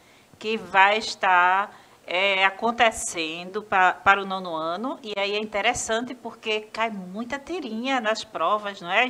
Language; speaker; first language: Portuguese; native; Portuguese